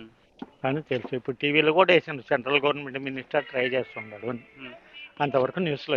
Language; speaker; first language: Telugu; native; Telugu